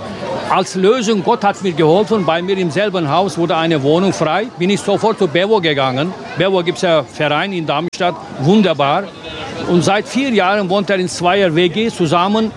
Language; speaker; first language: German; non-native, fluent; Turkish